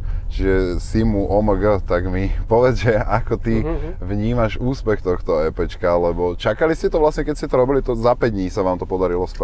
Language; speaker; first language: Slovak; native; Slovak